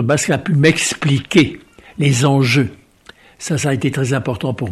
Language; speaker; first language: French; native; French